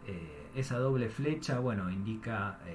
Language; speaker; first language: Spanish; native; Spanish